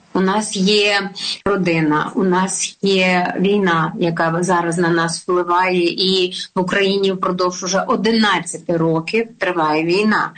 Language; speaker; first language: Ukrainian; native; Ukrainian